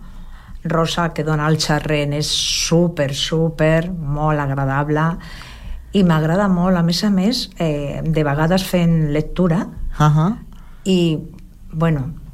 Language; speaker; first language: Catalan; non-native, local second language; Spanish